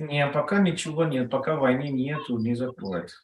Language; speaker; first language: Russian; non-native, fluent; Telugu